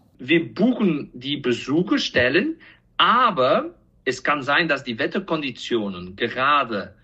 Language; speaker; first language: German; non-native, fluent; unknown